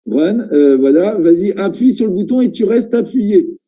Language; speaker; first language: French; native; French